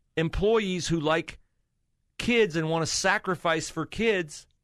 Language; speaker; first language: English; native; English